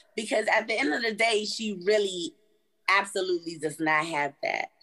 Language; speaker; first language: English; native; English